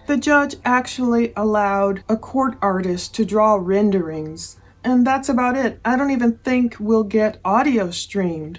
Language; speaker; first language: English; native; English